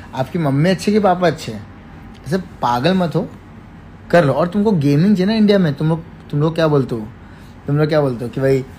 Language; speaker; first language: Hindi; native; Hindi